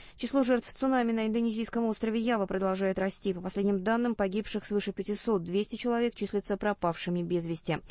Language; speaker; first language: Russian; native; Russian